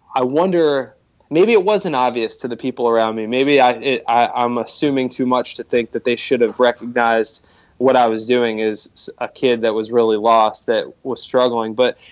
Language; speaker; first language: English; native; English